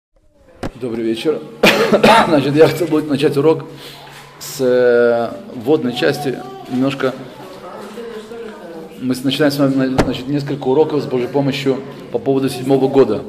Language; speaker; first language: Russian; native; Russian